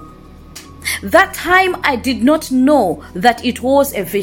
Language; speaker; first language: English; non-native, local second language; Nyanja